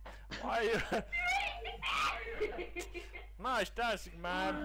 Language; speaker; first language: English; non-native, learner; Finnish